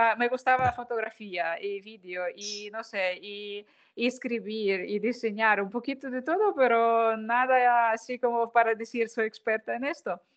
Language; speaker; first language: Spanish; non-native, fluent; Ukrainian